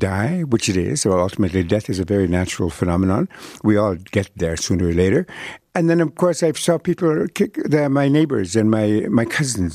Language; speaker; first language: English; non-native, fluent; Cree